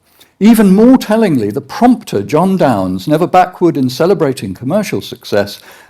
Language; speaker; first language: English; native; English